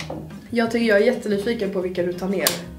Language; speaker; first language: Swedish; native; Swedish